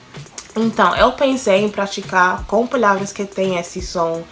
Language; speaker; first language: Portuguese; non-native, fluent; English